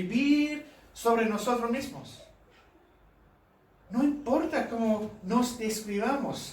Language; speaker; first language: Spanish; non-native, fluent; English